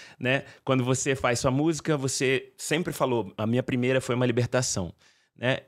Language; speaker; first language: Portuguese; native; Portuguese